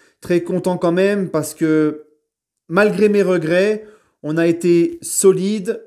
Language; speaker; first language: French; native; French